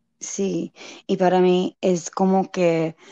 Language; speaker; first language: Spanish; non-native, learner; English